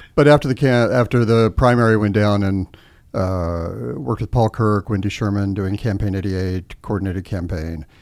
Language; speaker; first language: English; native; English